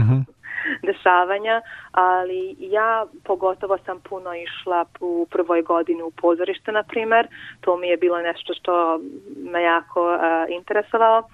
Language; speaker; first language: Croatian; non-native, local second language; Hungarian